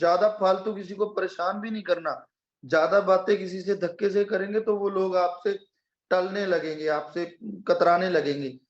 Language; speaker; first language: Hindi; non-native, local second language; Punjabi